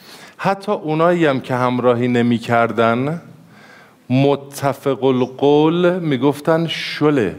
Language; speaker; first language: Persian; native; Persian